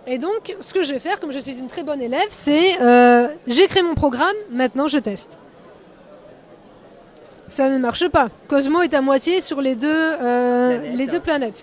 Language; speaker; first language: French; native; French